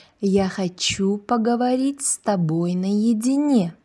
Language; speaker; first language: Russian; non-native, fluent; Uzbek